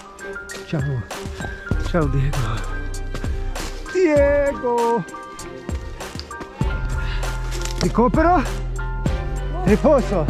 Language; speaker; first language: Italian; non-native, learner; Swedish